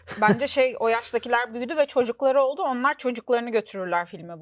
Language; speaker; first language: Turkish; native; Turkish